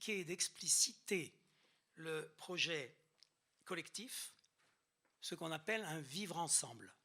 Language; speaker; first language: French; native; French